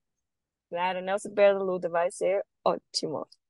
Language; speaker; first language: Portuguese; non-native, learner; Spanish